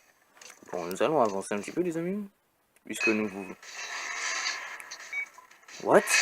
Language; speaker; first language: French; native; French